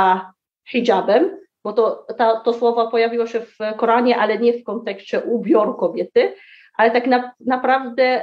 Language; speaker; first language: Polish; early bilingual, heritage; Arabic